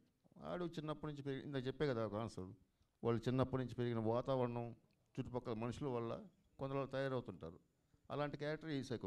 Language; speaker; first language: Telugu; native; Telugu